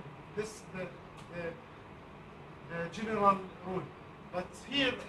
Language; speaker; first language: English; non-native, learner; Arabic